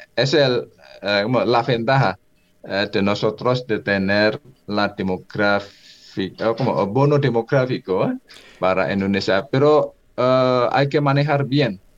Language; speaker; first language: Spanish; non-native, fluent; Indonesian